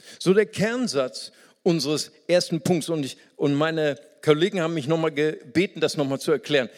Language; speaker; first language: German; non-native, fluent; Portuguese